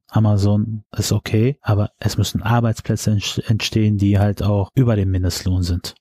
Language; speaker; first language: German; early bilingual, other home language; Turkish